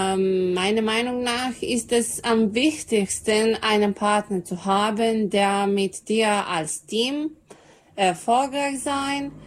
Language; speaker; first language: German; non-native, learner; Serbian